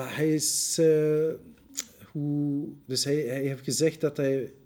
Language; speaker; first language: Dutch; non-native, local second language; French